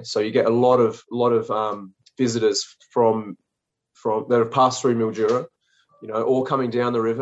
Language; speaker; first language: English; native; English